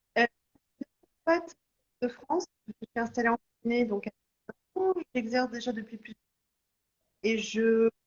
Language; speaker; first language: French; native; French